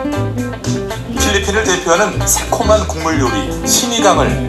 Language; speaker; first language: Korean; native; Korean